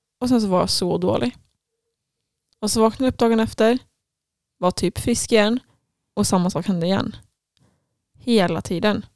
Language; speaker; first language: Swedish; native; Swedish